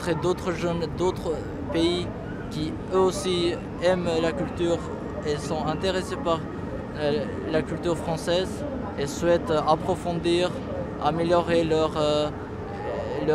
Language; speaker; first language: French; non-native, fluent; Albanian